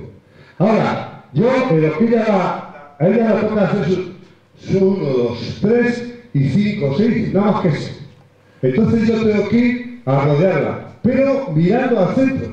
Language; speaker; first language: Spanish; native; Spanish